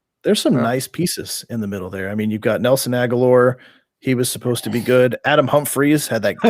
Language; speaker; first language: English; native; English